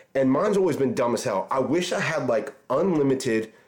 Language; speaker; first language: English; native; English